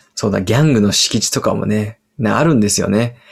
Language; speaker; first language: Japanese; early bilingual, heritage; English